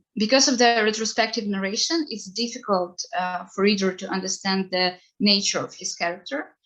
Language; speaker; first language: English; non-native, fluent; Ukrainian